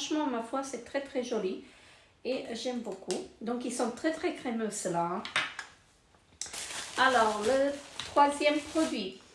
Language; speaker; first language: French; native; French